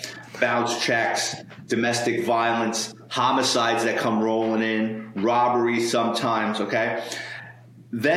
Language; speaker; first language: English; native; English